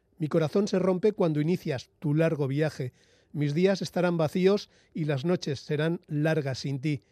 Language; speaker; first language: Spanish; native; Spanish